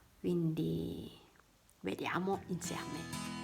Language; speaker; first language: Italian; non-native, learner; Thai